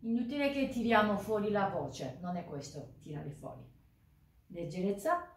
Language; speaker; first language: Italian; non-native, learner; Japanese